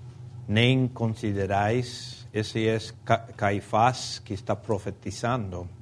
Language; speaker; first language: Portuguese; non-native, fluent; Spanish